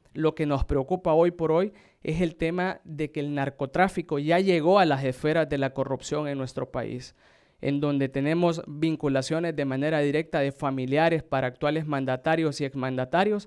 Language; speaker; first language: Spanish; native; Spanish